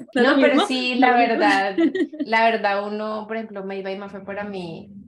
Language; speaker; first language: Spanish; native; Spanish